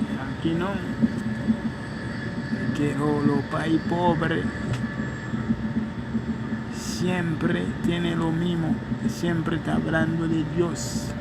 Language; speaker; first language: Spanish; non-native, fluent; Haitian Creole